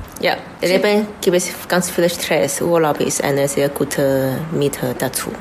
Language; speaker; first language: German; non-native, learner; Chinese